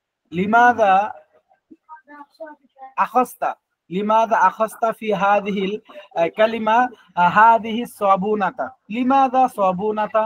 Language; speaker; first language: Arabic; non-native, learner; Bangla